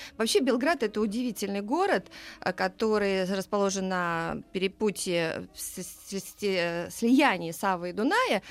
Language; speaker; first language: Russian; native; Russian